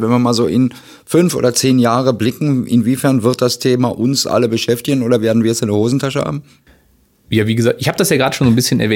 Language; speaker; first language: German; native; German